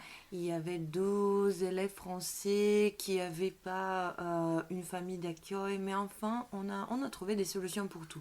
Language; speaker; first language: French; non-native, fluent; Bulgarian